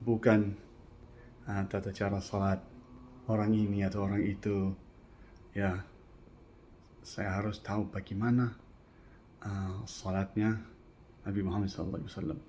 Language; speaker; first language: Indonesian; non-native, fluent; English